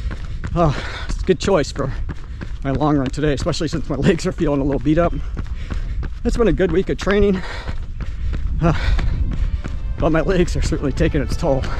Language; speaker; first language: English; native; English